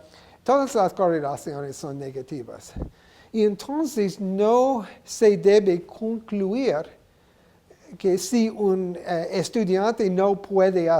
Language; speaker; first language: Spanish; non-native, learner; English